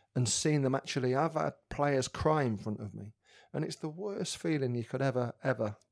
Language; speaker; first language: English; native; English